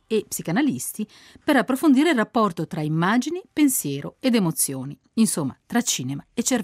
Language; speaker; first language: Italian; native; Italian